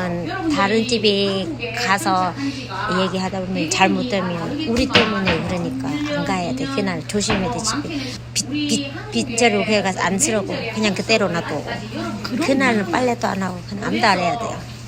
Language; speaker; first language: Korean; non-native, fluent; Vietnamese